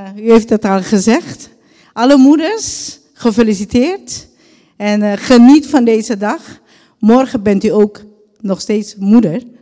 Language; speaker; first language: Dutch; non-native, local second language; Papiamento